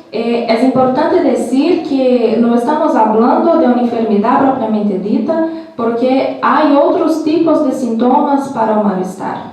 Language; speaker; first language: Spanish; non-native, learner; Portuguese